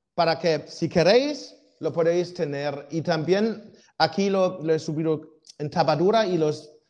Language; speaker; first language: Spanish; non-native, fluent; German